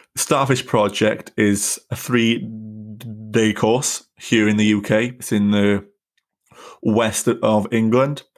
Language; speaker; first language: English; native; English